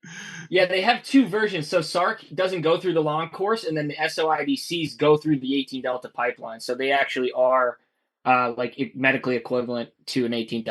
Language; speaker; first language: English; native; English